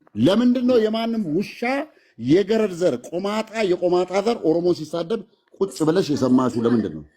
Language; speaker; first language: Amharic; non-native, local second language; Oromo